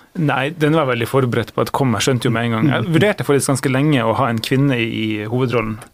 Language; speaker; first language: Norwegian; native; Norwegian